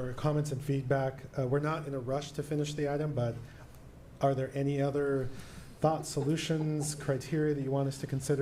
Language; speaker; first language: English; native; English